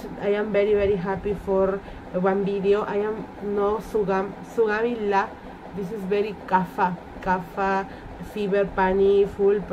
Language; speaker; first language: English; non-native, learner; Spanish